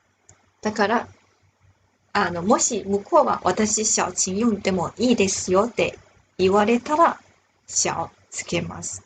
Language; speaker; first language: Japanese; non-native, fluent; Chinese